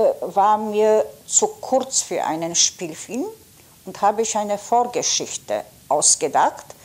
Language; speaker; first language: German; non-native, fluent; Polish